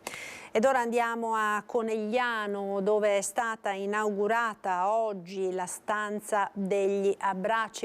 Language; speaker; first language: Italian; native; Italian